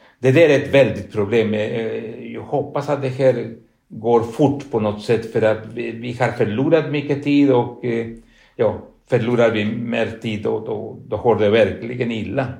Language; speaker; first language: Swedish; non-native, fluent; Spanish